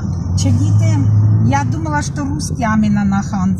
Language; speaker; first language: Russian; non-native, local second language; Armenian